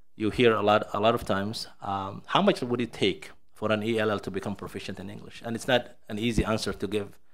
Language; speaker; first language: English; non-native, fluent; Somali